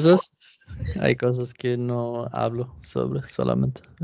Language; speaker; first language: Spanish; non-native, fluent; Swedish